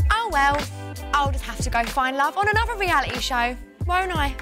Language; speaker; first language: English; native; English